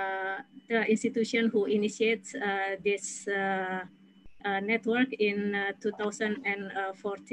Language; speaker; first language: English; non-native, fluent; Indonesian